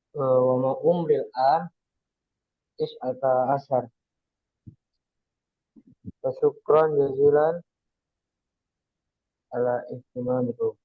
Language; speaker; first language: Arabic; non-native, learner; Indonesian